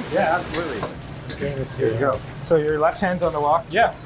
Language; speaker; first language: English; non-native, local second language; Cantonese